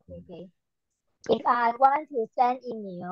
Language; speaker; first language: English; non-native, learner; Malay